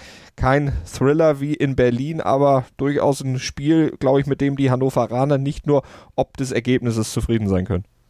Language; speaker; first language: German; native; German